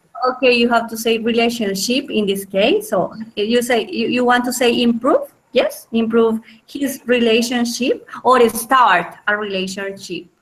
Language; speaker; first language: English; non-native, learner; Spanish